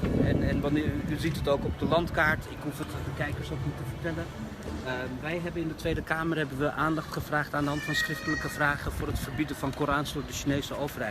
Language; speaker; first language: Dutch; early bilingual, other home language; Turkish